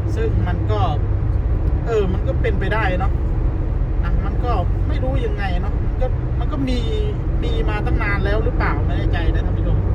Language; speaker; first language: Thai; non-native, local second language; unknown